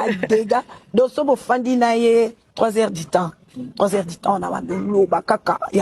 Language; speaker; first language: French; non-native, local second language; Lingala